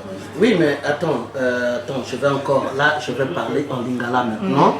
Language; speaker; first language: French; non-native, local second language; Lingala